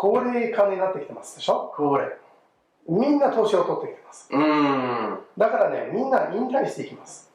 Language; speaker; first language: Japanese; non-native, fluent; English